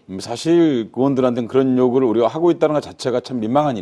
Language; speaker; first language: Korean; native; Korean